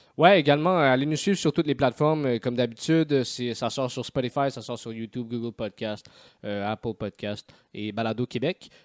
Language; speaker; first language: French; native; French